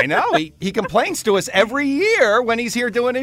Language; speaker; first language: English; native; English